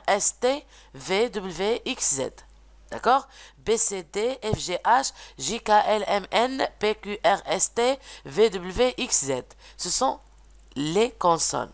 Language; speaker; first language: French; non-native, local second language; Arabic